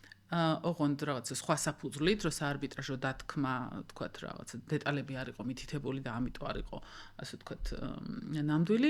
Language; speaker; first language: Georgian; native; Georgian